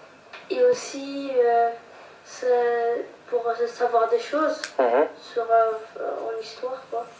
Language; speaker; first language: French; early bilingual, other home language; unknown